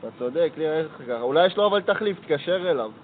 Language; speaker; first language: Hebrew; native; Hebrew